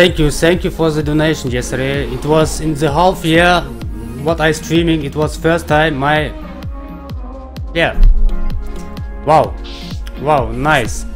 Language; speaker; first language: English; non-native, learner; German